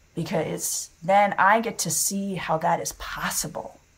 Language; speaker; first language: English; native; English